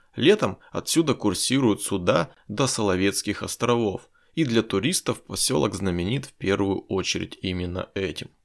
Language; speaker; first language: Russian; native; Russian